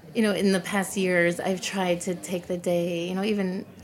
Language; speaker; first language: English; native; English